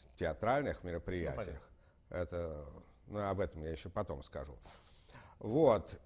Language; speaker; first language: Russian; native; Russian